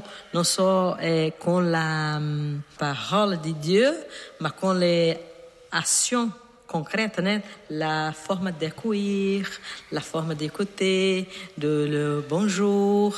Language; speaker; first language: French; non-native, learner; Portuguese